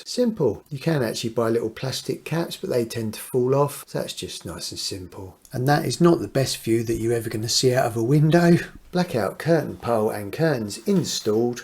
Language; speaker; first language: English; native; English